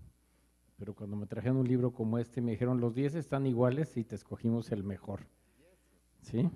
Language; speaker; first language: Spanish; native; Spanish